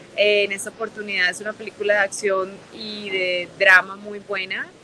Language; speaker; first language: Spanish; native; Spanish